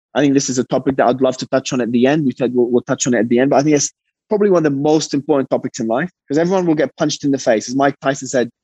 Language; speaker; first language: English; early bilingual, other home language; Arabic